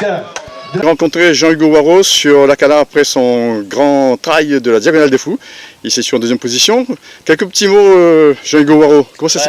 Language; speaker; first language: French; native; French